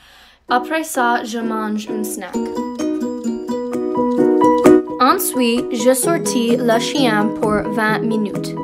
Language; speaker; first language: French; non-native, learner; English